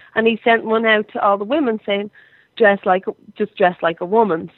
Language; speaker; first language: English; native; English